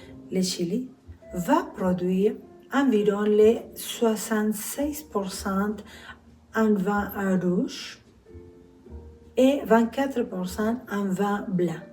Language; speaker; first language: French; non-native, fluent; Spanish